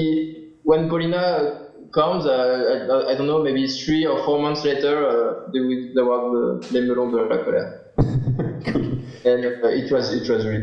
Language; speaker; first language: English; non-native, learner; French